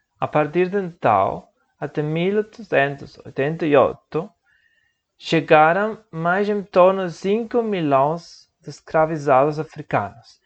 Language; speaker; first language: Portuguese; non-native, learner; Spanish